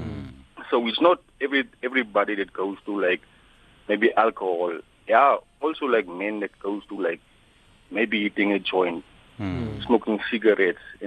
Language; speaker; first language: English; non-native, local second language; Afrikaans